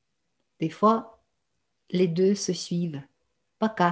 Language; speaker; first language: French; non-native, fluent; Russian